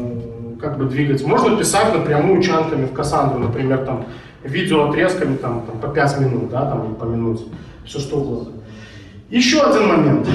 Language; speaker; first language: Russian; native; Russian